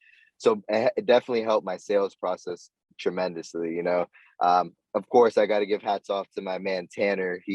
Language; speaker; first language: English; native; English